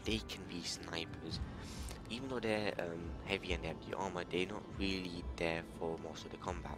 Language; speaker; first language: English; native; English